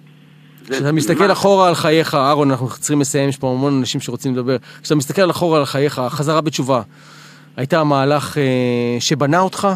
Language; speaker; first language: Hebrew; native; Hebrew